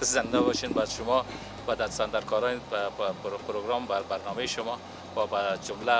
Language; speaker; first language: Persian; native; Persian